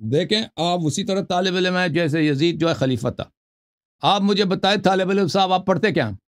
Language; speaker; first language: Urdu; non-native, local second language; Punjabi